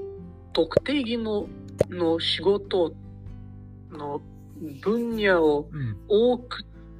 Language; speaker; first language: Japanese; non-native, learner; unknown